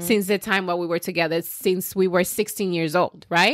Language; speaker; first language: English; early bilingual, other home language; Spanish